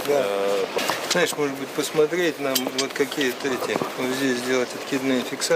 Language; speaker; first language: Russian; native; Russian